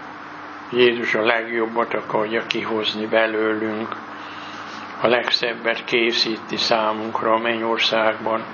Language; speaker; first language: Hungarian; native; Hungarian